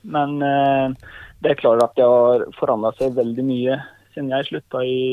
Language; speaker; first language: Norwegian; early bilingual, heritage; Swedish